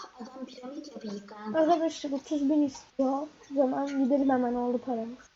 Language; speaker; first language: Turkish; native; Turkish